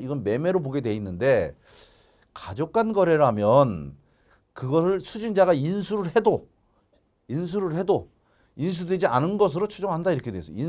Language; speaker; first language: Korean; native; Korean